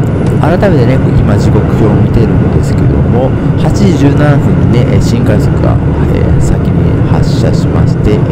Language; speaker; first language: Japanese; native; Japanese